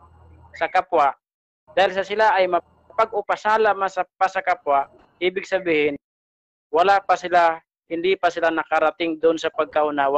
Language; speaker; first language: Filipino; native; Filipino